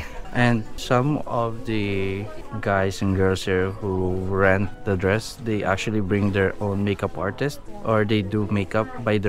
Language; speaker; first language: English; non-native, local second language; Filipino